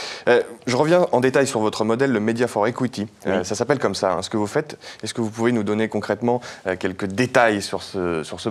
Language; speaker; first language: French; native; French